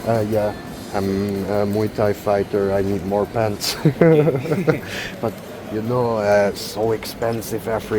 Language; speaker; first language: English; non-native, learner; German